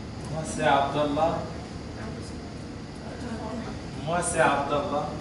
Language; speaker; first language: French; non-native, learner; Arabic